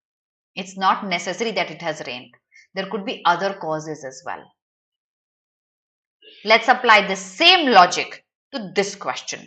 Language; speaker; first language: English; non-native, local second language; Hindi